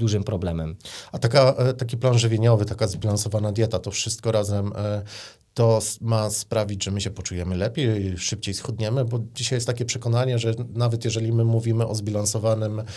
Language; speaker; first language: Polish; native; Polish